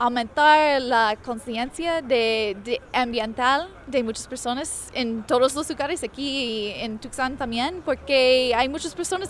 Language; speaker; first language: Spanish; non-native, fluent; English